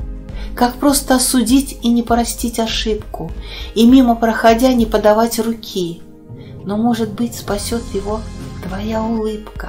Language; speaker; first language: Russian; native; Russian